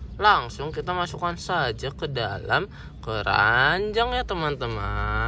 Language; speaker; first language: Indonesian; native; Indonesian